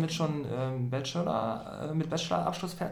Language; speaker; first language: German; native; German